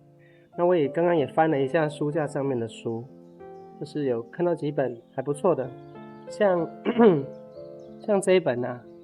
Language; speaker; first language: Chinese; native; Chinese